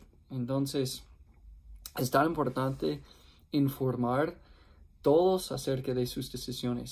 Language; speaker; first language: Spanish; non-native, fluent; English